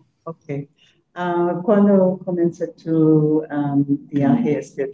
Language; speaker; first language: Spanish; non-native, learner; English